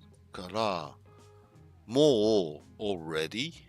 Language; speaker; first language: Japanese; non-native, learner; English